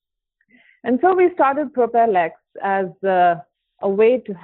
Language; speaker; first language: English; non-native, local second language; Hindi